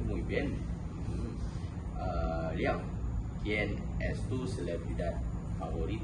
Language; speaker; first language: Spanish; non-native, learner; Malay